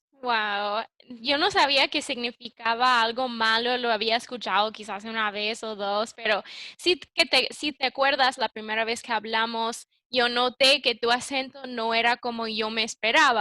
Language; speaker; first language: Spanish; early bilingual, heritage; English